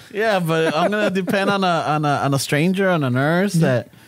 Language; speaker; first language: English; early bilingual, other home language; Spanish